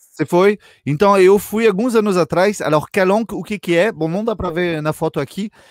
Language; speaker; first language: Portuguese; non-native, fluent; French